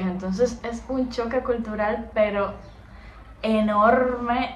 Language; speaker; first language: Spanish; native; Spanish